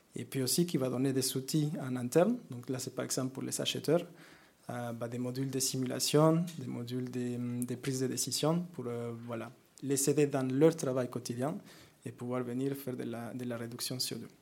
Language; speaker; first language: French; non-native, fluent; Spanish